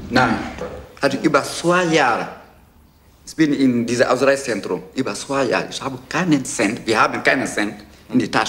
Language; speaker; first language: German; non-native, learner; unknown